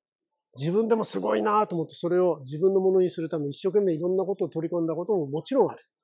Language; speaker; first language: Japanese; native; Japanese